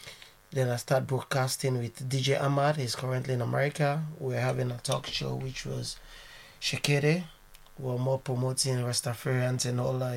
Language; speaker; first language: English; non-native, local second language; Krio